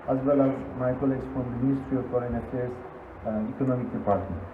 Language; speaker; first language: English; non-native, fluent; Turkish